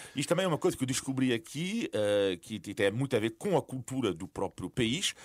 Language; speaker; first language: Portuguese; non-native, fluent; French